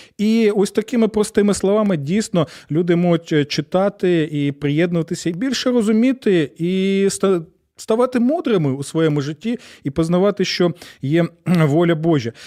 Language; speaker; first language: Ukrainian; native; Ukrainian